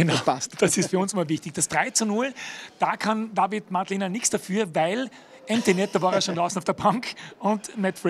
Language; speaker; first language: German; native; German